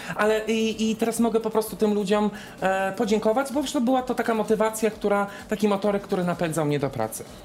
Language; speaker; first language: Polish; native; Polish